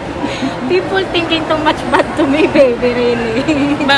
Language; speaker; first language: English; non-native, local second language; Filipino